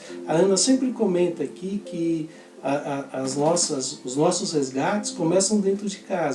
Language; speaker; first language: Portuguese; native; Portuguese